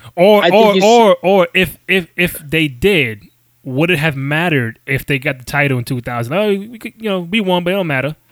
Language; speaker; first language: English; native; English